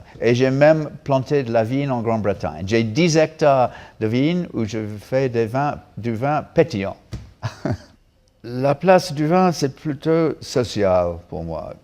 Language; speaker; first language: French; non-native, fluent; English